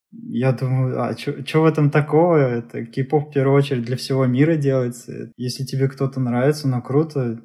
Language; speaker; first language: Russian; native; Russian